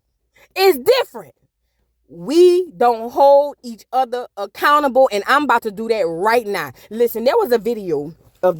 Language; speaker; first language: English; native; English